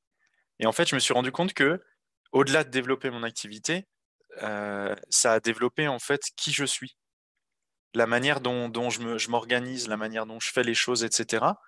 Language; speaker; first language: French; native; French